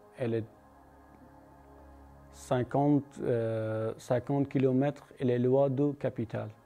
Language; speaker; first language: French; non-native, learner; Persian